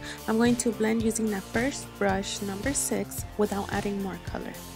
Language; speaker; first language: English; early bilingual, other home language; Spanish